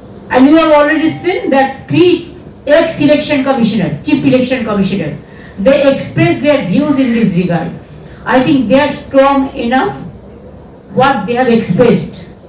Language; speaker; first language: English; non-native, local second language; Bangla